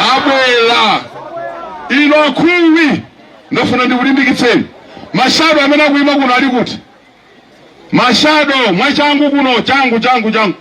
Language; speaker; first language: Nyanja; native; Nyanja